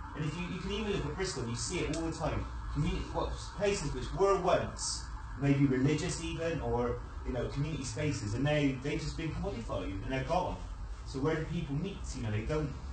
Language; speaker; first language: English; native; English